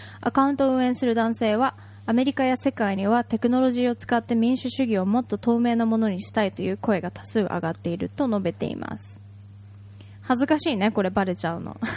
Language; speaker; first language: Japanese; early bilingual, heritage; Japanese